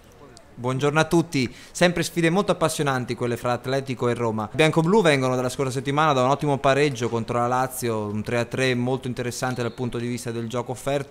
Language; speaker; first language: Italian; native; Italian